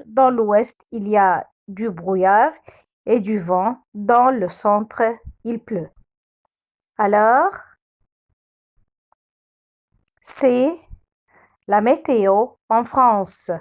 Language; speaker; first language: French; non-native, fluent; Arabic